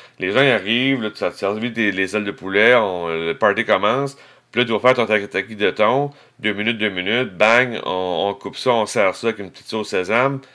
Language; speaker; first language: French; native; French